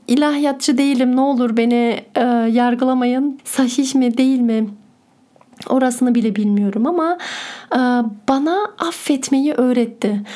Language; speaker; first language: Turkish; early bilingual, heritage; Turkish